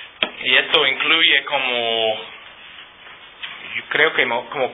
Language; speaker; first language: Spanish; non-native, fluent; English